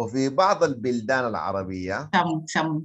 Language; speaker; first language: Arabic; native; Arabic